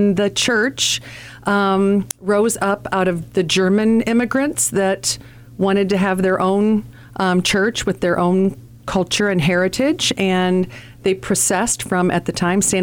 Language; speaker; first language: English; native; English